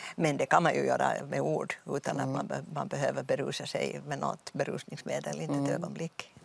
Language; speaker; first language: Swedish; native; Swedish